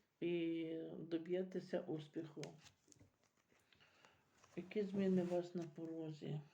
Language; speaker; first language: Ukrainian; native; Ukrainian